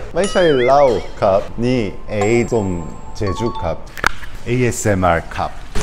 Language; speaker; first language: Thai; non-native, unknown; Korean